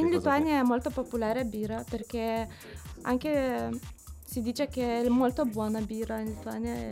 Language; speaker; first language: Italian; non-native, learner; Lithuanian